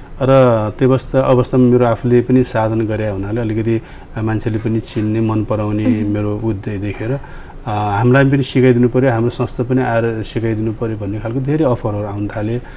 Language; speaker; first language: Nepali; non-native, local second language; Newari